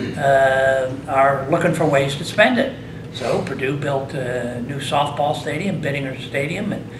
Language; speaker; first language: English; native; English